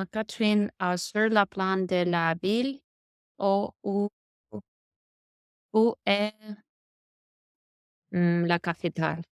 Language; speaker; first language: French; non-native, learner; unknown